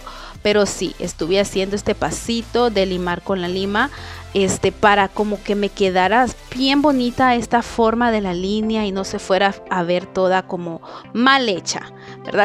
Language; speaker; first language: Spanish; native; Spanish